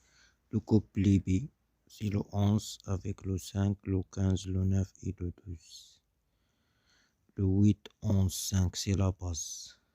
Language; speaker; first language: French; non-native, learner; Arabic